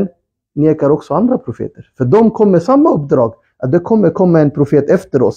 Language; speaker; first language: Swedish; early bilingual, other home language; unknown